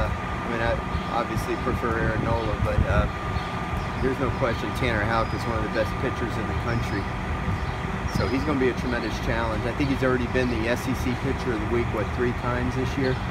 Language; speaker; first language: English; native; English